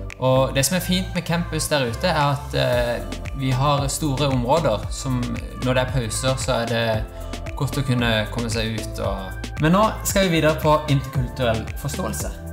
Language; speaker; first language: Norwegian; native; Norwegian